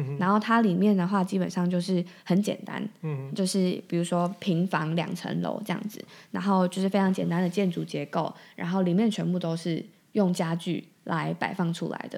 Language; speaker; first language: Chinese; native; Chinese